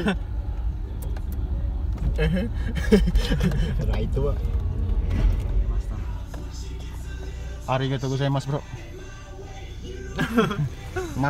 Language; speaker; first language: Japanese; non-native, learner; Filipino